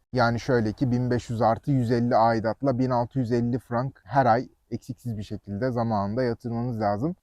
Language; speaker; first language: Turkish; native; Turkish